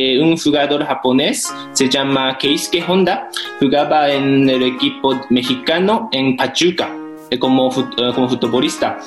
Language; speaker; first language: Spanish; non-native, fluent; Japanese